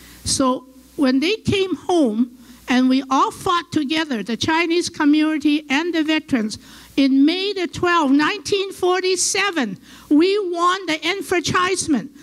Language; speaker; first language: English; early bilingual, other home language; Chinese